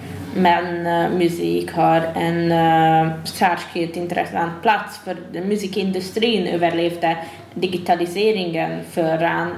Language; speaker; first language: Swedish; non-native, fluent; Hungarian